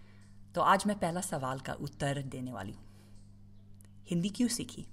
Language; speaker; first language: Hindi; non-native, fluent; English